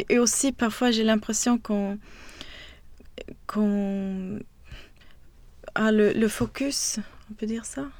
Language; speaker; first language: French; non-native, fluent; Swedish